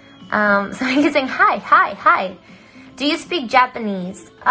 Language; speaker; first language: English; early bilingual, other home language; Spanish